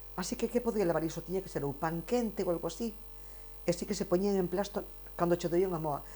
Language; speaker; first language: Galician; non-native, local second language; Spanish